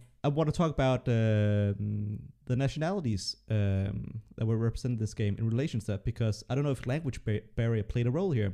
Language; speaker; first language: English; non-native, fluent; Danish